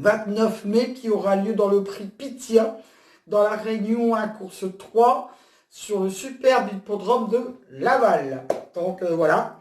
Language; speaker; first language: French; native; French